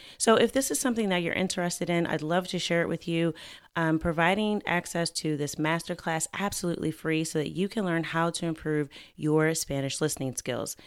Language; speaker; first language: English; native; English